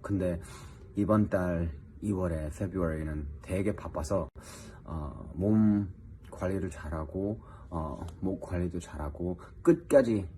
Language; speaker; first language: Korean; early bilingual, heritage; English